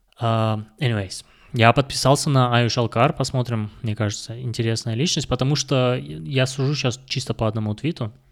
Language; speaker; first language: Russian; non-native, local second language; Kazakh